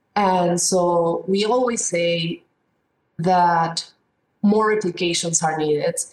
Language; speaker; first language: English; non-native, fluent; Spanish